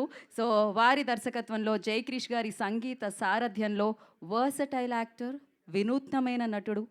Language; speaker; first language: Telugu; native; Telugu